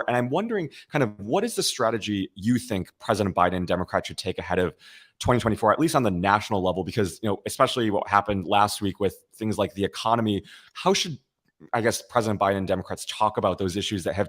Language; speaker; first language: English; native; English